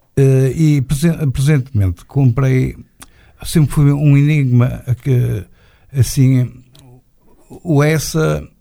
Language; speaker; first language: Portuguese; native; Portuguese